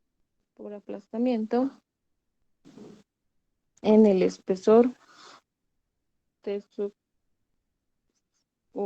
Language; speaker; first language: Spanish; native; Spanish